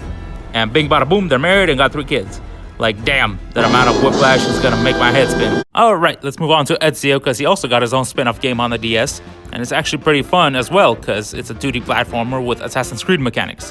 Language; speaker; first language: English; native; English